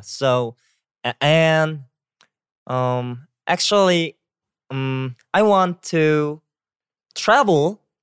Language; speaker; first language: English; non-native, learner; Korean